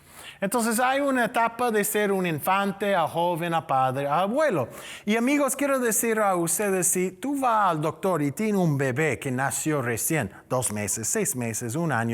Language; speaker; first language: Spanish; non-native, learner; English